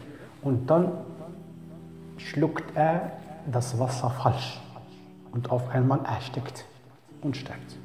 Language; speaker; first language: German; non-native, learner; Arabic